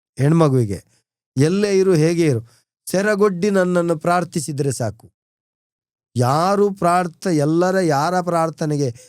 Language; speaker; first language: Kannada; non-native, local second language; Tulu